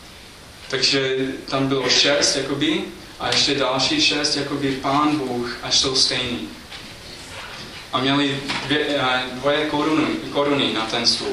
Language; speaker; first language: Czech; non-native, fluent; English